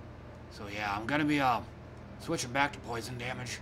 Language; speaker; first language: English; native; English